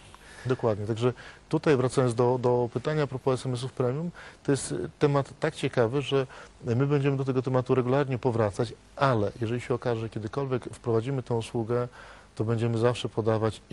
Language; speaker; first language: Polish; native; Polish